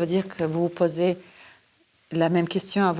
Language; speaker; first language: French; non-native, fluent; Serbian